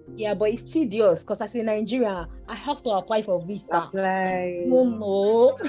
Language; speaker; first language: English; non-native, local second language; Yoruba